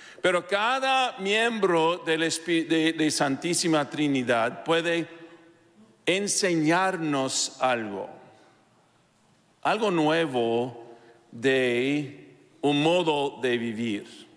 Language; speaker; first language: Spanish; non-native, fluent; English